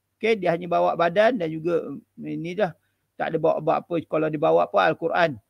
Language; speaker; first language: Malay; native; Malay